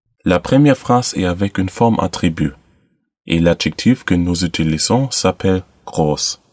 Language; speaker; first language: French; non-native, learner; German